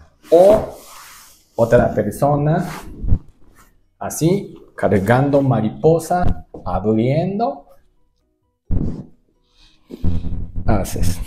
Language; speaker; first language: Spanish; non-native, learner; Japanese